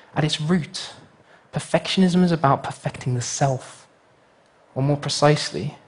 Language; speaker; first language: English; native; English